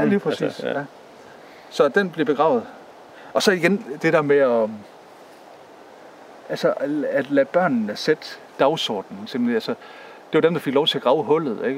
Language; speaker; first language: Danish; native; Danish